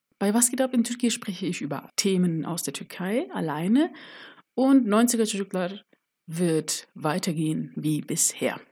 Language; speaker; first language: German; early bilingual, other home language; Turkish